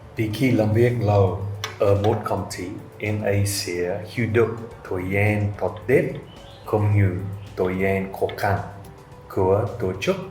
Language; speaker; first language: Vietnamese; non-native, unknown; English